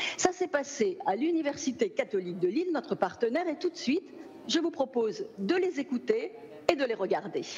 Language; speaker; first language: French; native; French